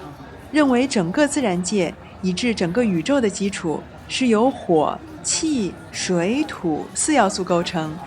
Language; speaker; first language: Chinese; native; Chinese